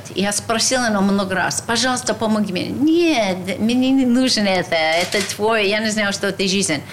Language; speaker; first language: Russian; non-native, fluent; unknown